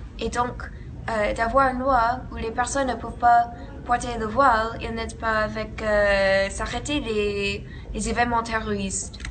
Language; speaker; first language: French; non-native, learner; English